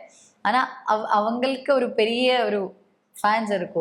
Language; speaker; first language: Tamil; non-native, learner; Malayalam